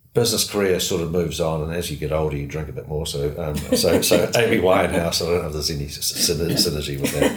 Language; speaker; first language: English; native; English